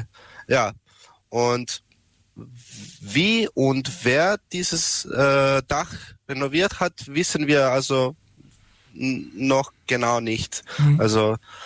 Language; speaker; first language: German; non-native, learner; Serbian